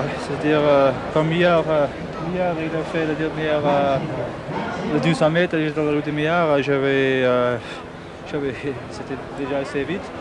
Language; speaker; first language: French; non-native, fluent; English